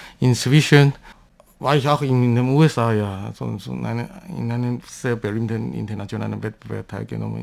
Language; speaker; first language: German; non-native, learner; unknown